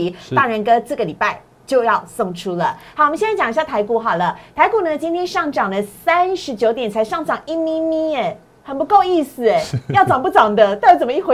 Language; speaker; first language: Chinese; native; Chinese